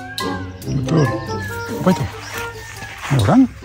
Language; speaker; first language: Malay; non-native, learner; Spanish